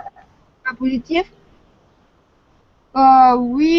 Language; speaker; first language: French; non-native, fluent; Russian